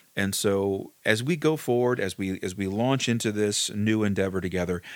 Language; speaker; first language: English; native; English